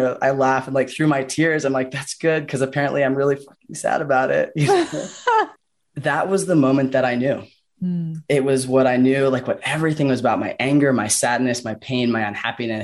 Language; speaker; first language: English; native; English